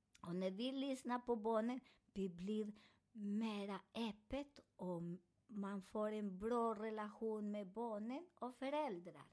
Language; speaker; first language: Swedish; non-native, fluent; Spanish